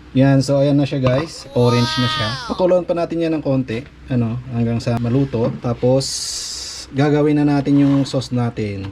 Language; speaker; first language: Filipino; non-native, local second language; Iloko